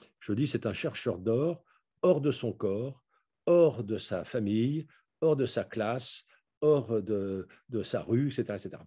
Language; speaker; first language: French; native; French